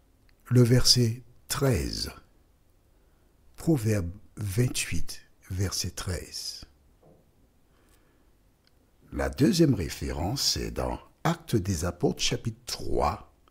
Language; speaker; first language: French; native; French